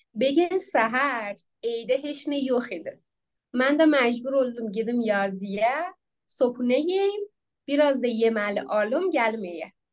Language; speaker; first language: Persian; non-native, local second language; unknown